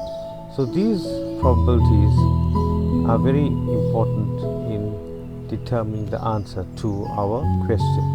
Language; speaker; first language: English; native; English